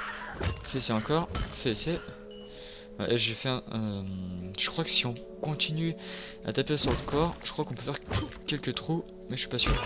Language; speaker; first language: French; native; French